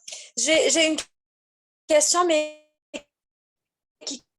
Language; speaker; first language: French; non-native, local second language; Arabic